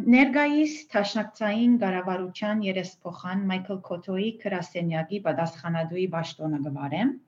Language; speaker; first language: Armenian; early bilingual, heritage; Armenian